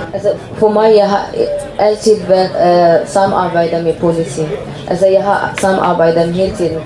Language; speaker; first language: Danish; non-native, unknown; Arabic